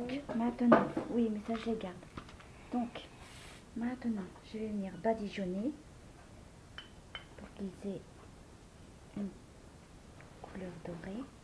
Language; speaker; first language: French; native; French